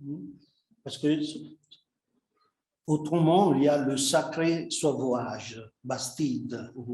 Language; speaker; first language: French; non-native, fluent; Italian